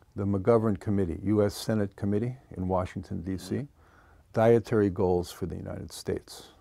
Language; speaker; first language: English; native; English